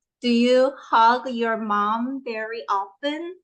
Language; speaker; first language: English; non-native, fluent; Korean